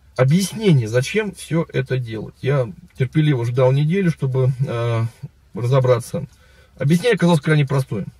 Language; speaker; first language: Russian; native; Russian